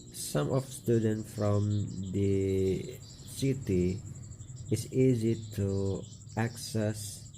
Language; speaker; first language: English; non-native, learner; Indonesian